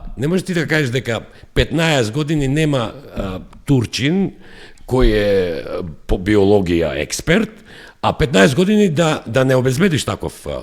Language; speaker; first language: Macedonian; non-native, local second language; Albanian